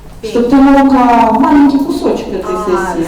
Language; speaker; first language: Russian; native; Russian